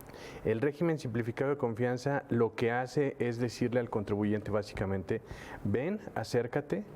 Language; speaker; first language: Spanish; native; Spanish